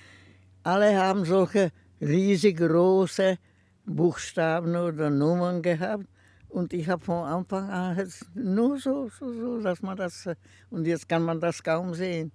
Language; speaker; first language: German; non-native, fluent; Czech